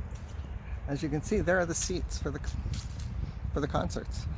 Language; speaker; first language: English; native; English